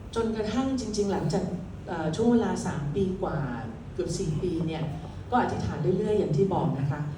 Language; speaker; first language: Thai; early bilingual, other home language; Cantonese